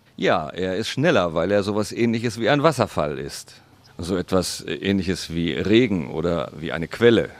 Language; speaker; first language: German; native; German